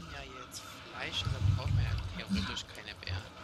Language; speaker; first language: German; native; German